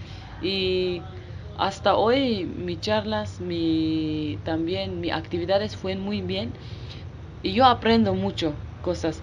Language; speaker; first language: Spanish; non-native, learner; Kurdish